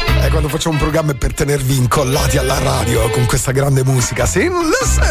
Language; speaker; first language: Italian; native; Italian